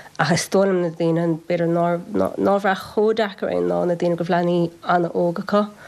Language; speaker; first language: Irish; native; Irish